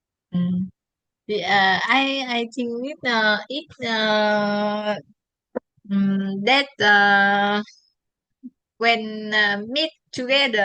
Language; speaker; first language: English; non-native, learner; Vietnamese